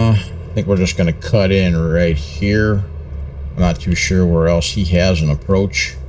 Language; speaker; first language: English; native; English